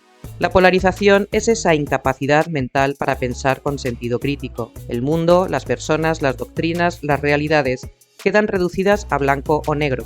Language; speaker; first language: Spanish; native; Spanish